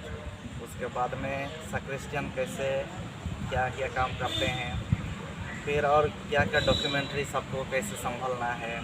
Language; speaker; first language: Hindi; non-native, local second language; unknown